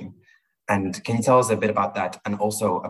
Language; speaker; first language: English; non-native, fluent; Spanish